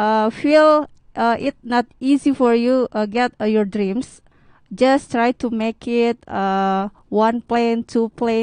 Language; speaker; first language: English; non-native, learner; Indonesian